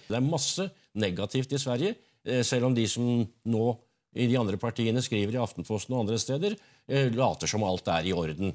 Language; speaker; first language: Norwegian; native; Norwegian